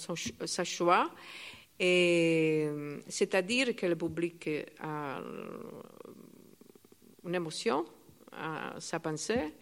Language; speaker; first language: French; non-native, learner; Italian